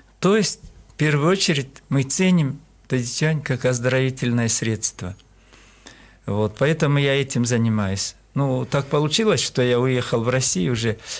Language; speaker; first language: Russian; non-native, local second language; Kyrgyz